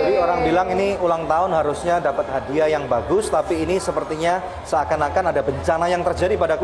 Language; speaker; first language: Indonesian; native; Indonesian